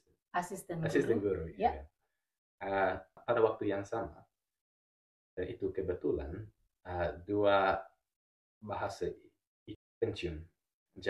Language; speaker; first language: Indonesian; non-native, fluent; English